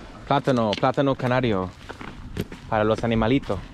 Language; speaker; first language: Spanish; non-native, fluent; English